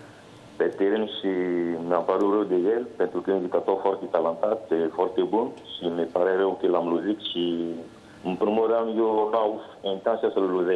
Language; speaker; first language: Romanian; non-native, learner; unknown